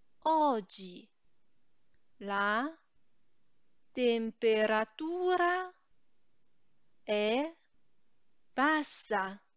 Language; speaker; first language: Italian; non-native, fluent; Chinese